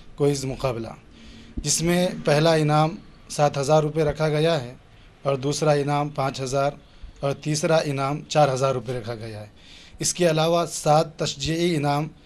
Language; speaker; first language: Urdu; native; Urdu